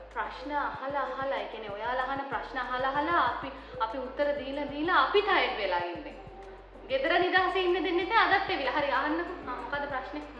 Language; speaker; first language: Sinhala; non-native, local second language; Tamil